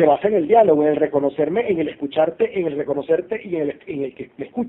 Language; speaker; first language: Spanish; native; Spanish